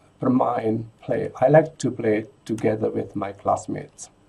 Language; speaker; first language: English; non-native, fluent; Indonesian